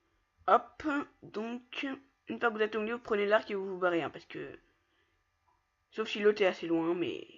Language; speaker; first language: French; native; French